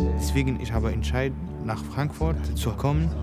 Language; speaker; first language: German; non-native, learner; Arabic